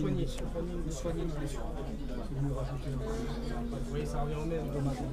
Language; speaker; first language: French; native; French